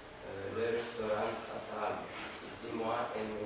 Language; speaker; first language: French; non-native, learner; Romanian